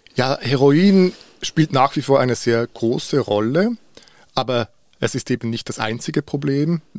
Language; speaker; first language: German; native; German